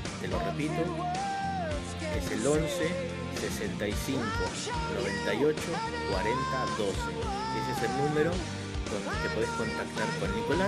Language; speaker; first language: Spanish; native; Spanish